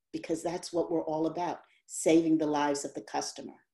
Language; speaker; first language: English; native; English